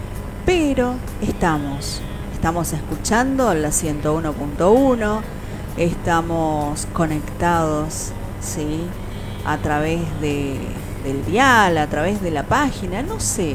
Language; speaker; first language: Spanish; native; Spanish